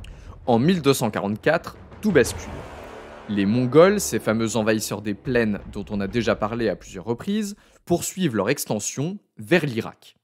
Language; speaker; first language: French; native; French